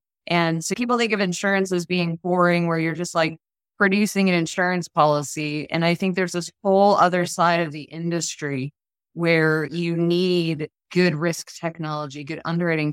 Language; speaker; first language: English; native; English